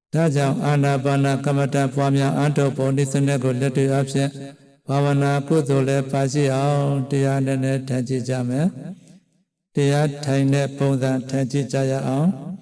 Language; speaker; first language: Burmese; native; Burmese